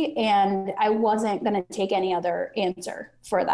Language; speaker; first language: English; native; English